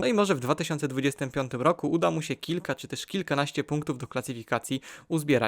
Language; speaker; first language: Polish; native; Polish